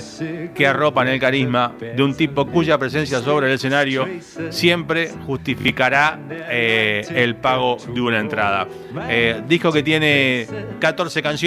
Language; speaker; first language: Spanish; native; Spanish